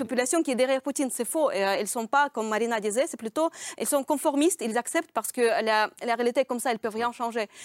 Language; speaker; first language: French; non-native, fluent; Russian